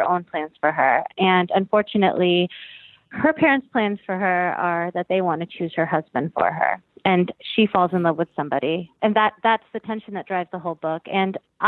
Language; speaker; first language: English; native; English